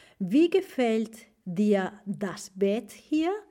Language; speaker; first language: German; non-native, fluent; Spanish